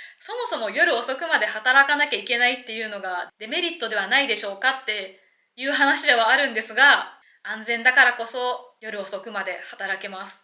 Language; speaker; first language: Japanese; native; Japanese